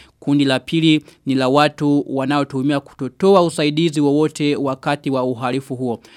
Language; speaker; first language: Swahili; non-native, local second language; Rundi